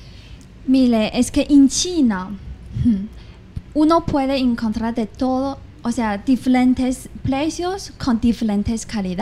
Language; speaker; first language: Spanish; non-native, fluent; Chinese